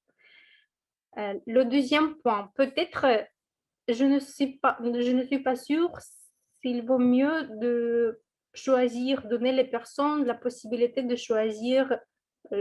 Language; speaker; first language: French; non-native, fluent; Russian